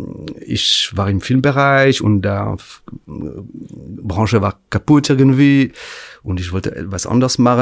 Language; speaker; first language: German; non-native, fluent; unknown